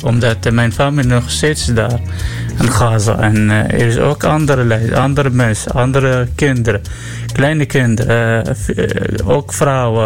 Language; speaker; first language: Dutch; non-native, learner; Arabic